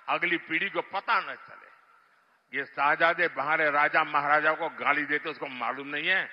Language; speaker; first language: Hindi; non-native, local second language; Gujarati